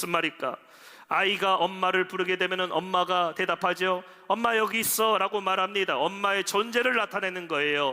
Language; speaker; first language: Korean; native; Korean